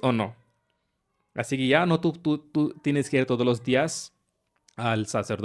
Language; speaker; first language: Spanish; non-native, learner; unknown